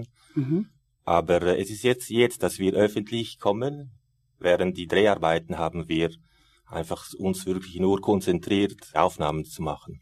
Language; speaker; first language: German; non-native, fluent; Italian